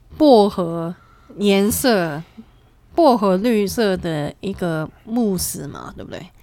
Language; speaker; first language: Chinese; non-native, local second language; Cantonese